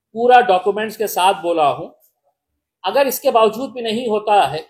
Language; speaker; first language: Hindi; non-native, local second language; Marathi